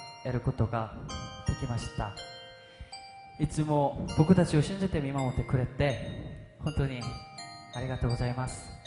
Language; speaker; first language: Japanese; non-native, learner; Korean